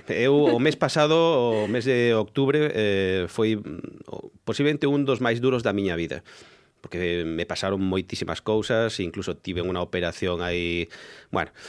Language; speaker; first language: Galician; non-native, local second language; Spanish